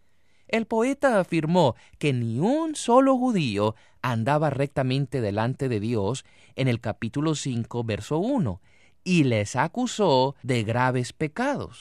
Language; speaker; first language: Spanish; native; Spanish